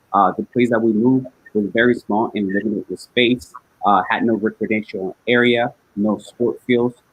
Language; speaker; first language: English; early bilingual, other home language; Spanish